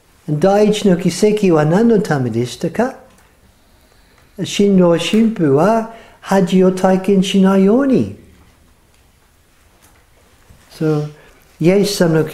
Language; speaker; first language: Japanese; non-native, fluent; English